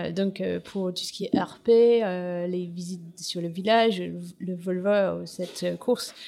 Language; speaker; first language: French; non-native, fluent; English